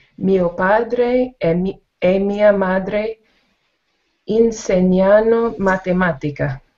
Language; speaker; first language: Italian; non-native, learner; English